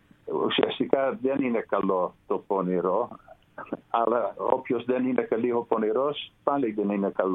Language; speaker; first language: Greek; non-native, fluent; Dutch